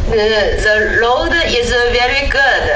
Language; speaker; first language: English; non-native, learner; Chinese